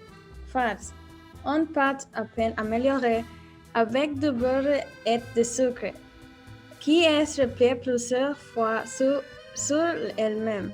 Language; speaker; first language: French; non-native, learner; Spanish